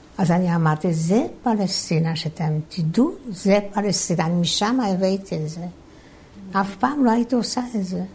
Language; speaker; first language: Hebrew; non-native, fluent; Polish